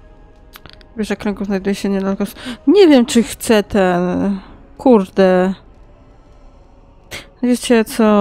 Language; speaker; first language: Polish; native; Polish